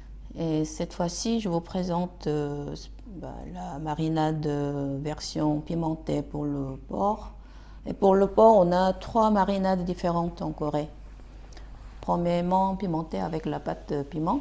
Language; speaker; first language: French; non-native, fluent; Korean